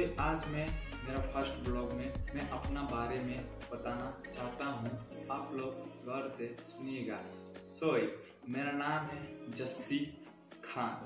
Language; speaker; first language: Hindi; non-native, local second language; Bangla